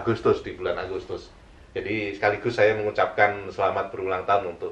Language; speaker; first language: Indonesian; native; Indonesian